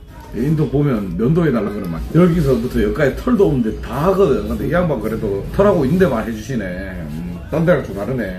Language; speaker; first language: Korean; native; Korean